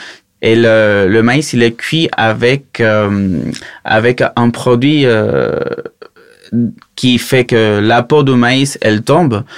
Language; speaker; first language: French; non-native, fluent; Spanish